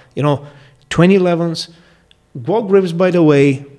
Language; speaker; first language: English; non-native, fluent; Bulgarian